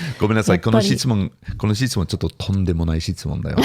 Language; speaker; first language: Japanese; non-native, fluent; English